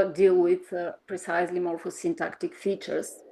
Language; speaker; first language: English; non-native, fluent; Bulgarian